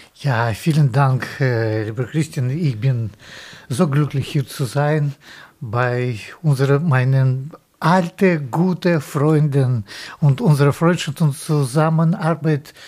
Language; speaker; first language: German; non-native, fluent; Russian